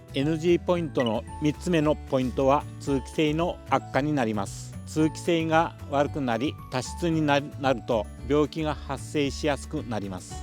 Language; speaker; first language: Japanese; native; Japanese